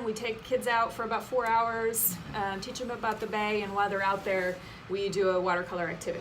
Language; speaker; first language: English; native; English